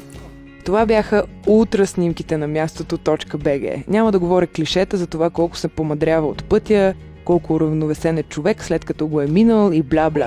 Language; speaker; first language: Bulgarian; native; Bulgarian